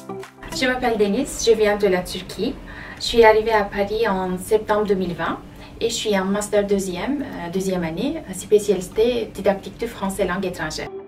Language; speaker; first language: French; non-native, fluent; Turkish